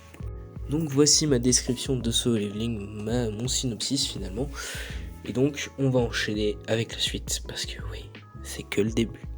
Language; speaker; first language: French; native; French